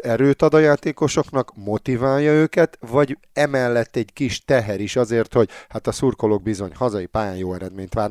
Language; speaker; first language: Hungarian; native; Hungarian